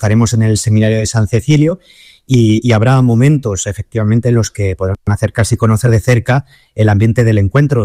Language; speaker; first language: Spanish; native; Spanish